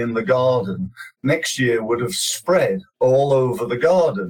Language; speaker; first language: English; native; English